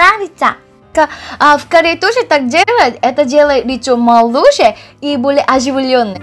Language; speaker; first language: Russian; non-native, learner; Korean